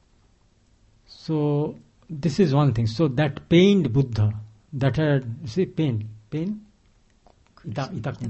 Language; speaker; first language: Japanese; non-native, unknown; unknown